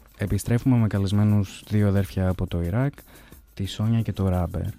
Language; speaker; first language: Greek; native; Greek